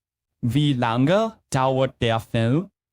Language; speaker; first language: German; non-native, fluent; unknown